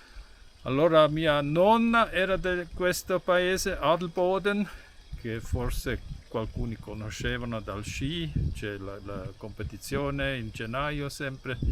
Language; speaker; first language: Italian; non-native, fluent; German